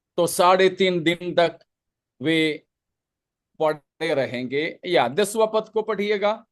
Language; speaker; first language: Hindi; non-native, local second language; Malayalam